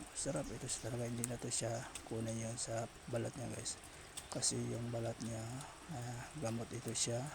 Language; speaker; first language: Filipino; non-native, local second language; Cebuano